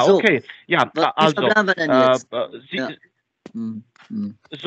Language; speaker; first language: German; non-native, fluent; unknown